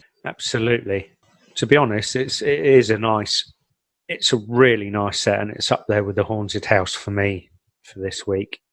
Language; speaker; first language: English; native; English